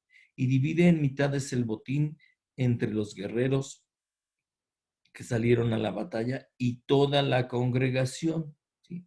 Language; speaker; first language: Spanish; native; Spanish